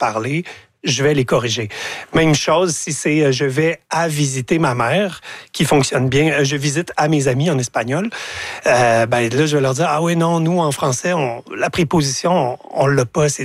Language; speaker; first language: French; native; French